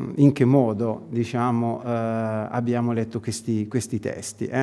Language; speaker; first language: Italian; native; Italian